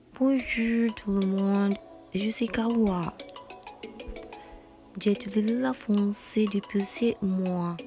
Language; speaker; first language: French; non-native, learner; Japanese